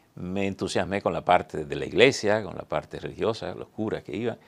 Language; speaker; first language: Spanish; native; Spanish